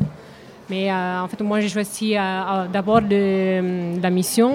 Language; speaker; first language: French; non-native, learner; Italian